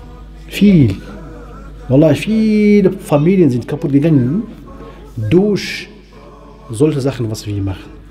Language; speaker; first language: German; non-native, fluent; Arabic